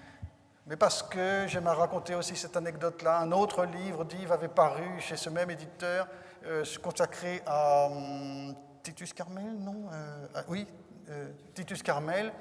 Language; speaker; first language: French; native; French